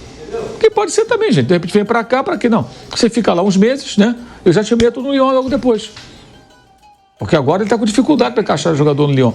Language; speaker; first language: Portuguese; native; Portuguese